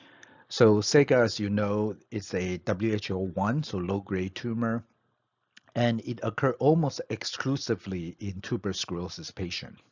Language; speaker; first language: English; non-native, fluent; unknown